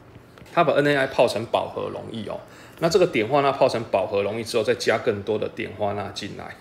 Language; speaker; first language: Chinese; native; Chinese